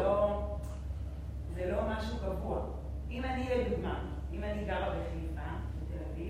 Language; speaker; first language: Hebrew; non-native, learner; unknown